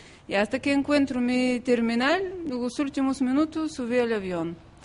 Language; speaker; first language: Spanish; non-native, fluent; Bulgarian